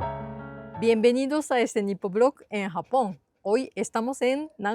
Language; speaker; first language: Spanish; non-native, learner; Japanese